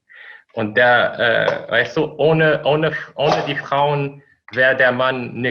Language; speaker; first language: German; non-native, fluent; Arabic